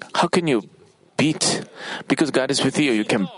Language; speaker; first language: English; non-native, fluent; Korean